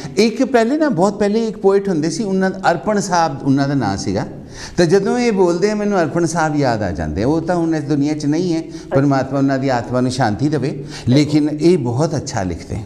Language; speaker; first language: Hindi; native; Hindi